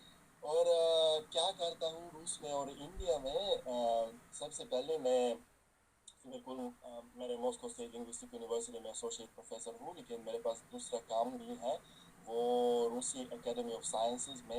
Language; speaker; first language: Hindi; non-native, fluent; Russian